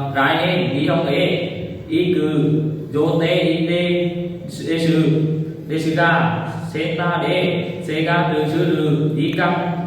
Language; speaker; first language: Japanese; non-native, learner; Vietnamese